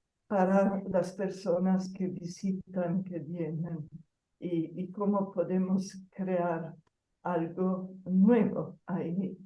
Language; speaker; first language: Spanish; non-native, fluent; Italian